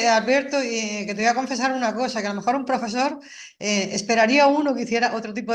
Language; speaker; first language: Spanish; native; Spanish